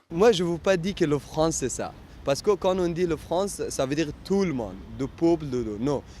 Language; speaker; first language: French; non-native, learner; Persian